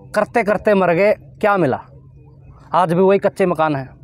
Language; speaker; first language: Hindi; native; Hindi